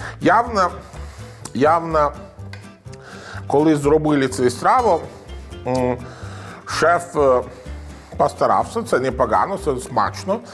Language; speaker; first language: Ukrainian; non-native, learner; Italian